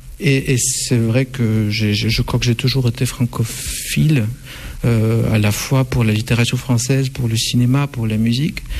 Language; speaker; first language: French; non-native, fluent; Russian